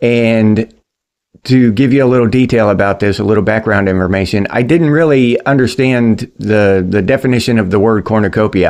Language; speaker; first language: English; native; English